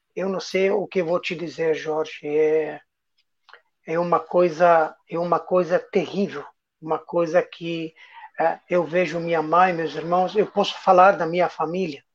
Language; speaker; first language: Portuguese; non-native, fluent; Arabic